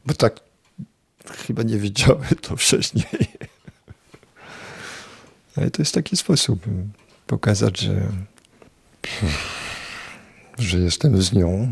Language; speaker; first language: Polish; non-native, fluent; French